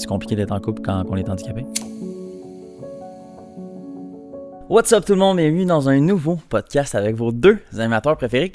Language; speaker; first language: French; native; French